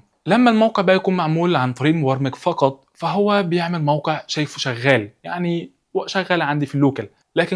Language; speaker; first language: Arabic; native; Arabic